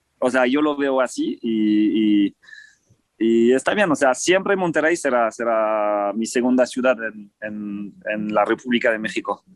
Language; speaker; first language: Spanish; non-native, fluent; French